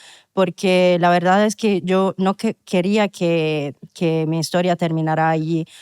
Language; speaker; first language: Spanish; non-native, fluent; Arabic